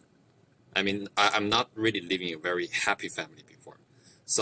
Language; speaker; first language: English; non-native, fluent; Chinese